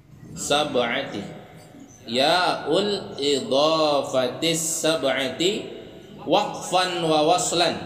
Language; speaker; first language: Arabic; non-native, fluent; Indonesian